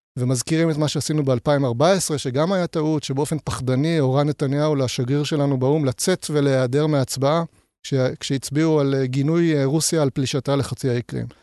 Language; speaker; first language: Hebrew; native; Hebrew